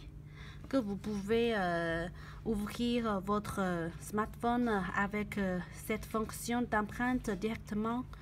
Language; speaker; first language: French; non-native, learner; Chinese